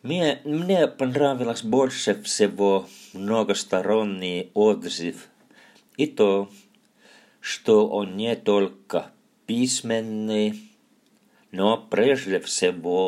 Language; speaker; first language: Russian; non-native, fluent; Finnish